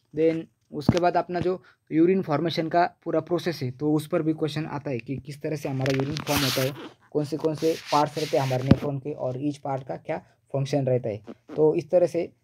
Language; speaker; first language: Hindi; non-native, local second language; Marathi